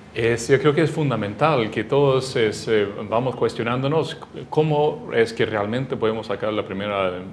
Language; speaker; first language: Spanish; non-native, fluent; Swedish